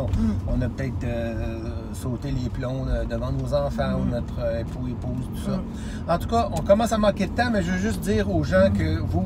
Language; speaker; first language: French; native; French